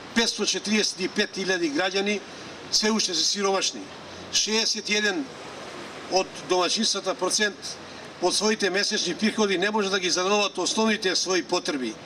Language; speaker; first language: Macedonian; non-native, local second language; Romany